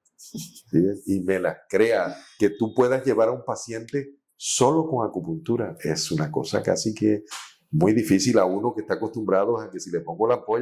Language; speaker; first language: Spanish; native; Spanish